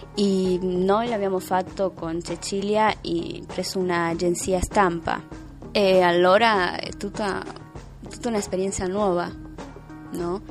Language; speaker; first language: Italian; non-native, fluent; Spanish